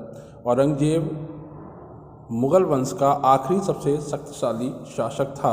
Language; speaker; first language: Hindi; native; Hindi